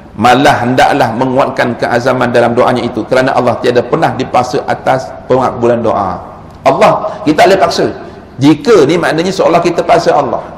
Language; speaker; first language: Malay; native; Malay